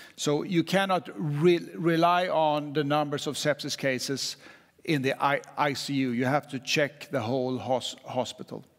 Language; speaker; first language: English; non-native, fluent; Swedish